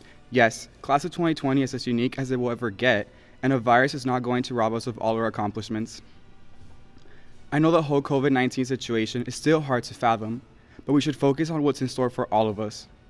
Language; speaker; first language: English; early bilingual, other home language; Spanish